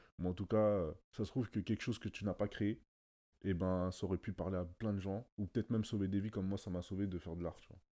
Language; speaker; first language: French; native; French